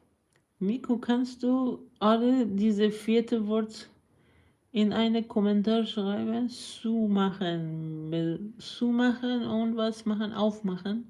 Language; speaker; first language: German; non-native, learner; Persian